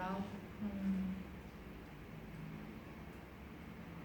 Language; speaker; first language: German; non-native, learner; Korean